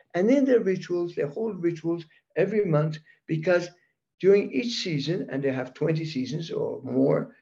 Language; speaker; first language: English; early bilingual, other home language; German